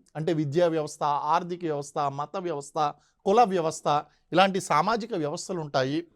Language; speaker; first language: Telugu; native; Telugu